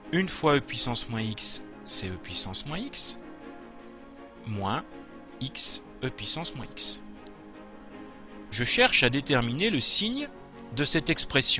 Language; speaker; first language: French; native; French